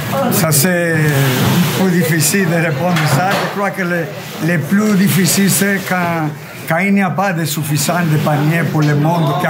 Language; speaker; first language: French; non-native, fluent; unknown